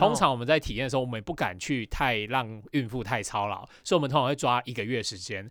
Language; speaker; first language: Chinese; native; Chinese